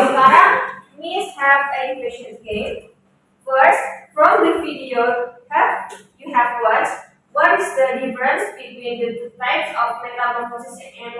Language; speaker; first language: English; non-native, learner; Indonesian